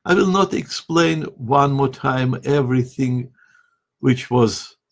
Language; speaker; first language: English; non-native, fluent; Russian